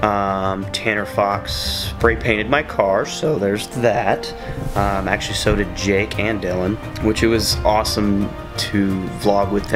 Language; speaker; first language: English; native; English